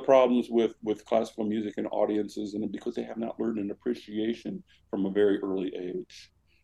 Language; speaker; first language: English; native; English